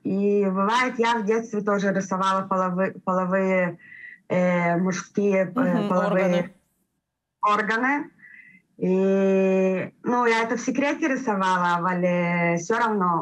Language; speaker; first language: Russian; early bilingual, heritage; Russian